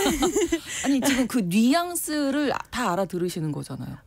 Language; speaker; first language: Korean; native; Korean